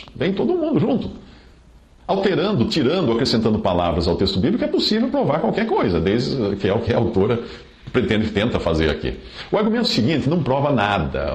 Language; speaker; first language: Portuguese; native; Portuguese